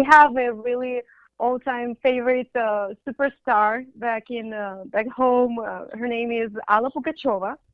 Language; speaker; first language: English; non-native, fluent; Russian